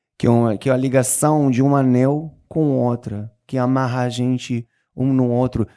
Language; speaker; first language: Portuguese; non-native, fluent; Hebrew